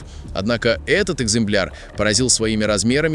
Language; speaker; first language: Russian; native; Russian